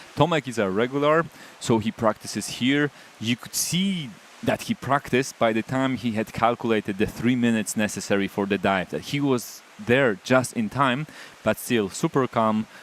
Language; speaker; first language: English; non-native, fluent; Polish